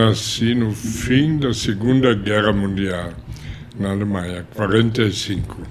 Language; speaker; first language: Portuguese; non-native, fluent; German